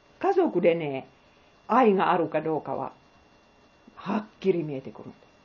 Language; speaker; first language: Japanese; non-native, fluent; Finnish